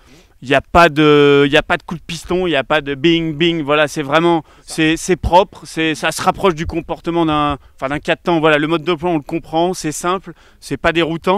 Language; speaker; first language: French; native; French